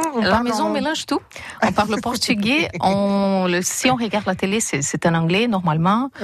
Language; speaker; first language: French; non-native, learner; Portuguese